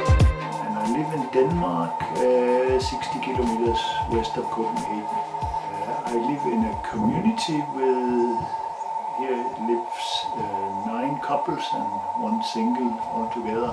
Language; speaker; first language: English; non-native, learner; Danish